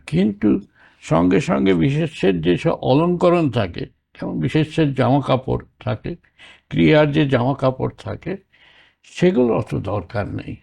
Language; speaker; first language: Bangla; native; Bangla